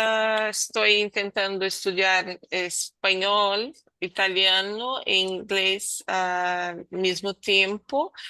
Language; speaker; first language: Spanish; non-native, learner; Portuguese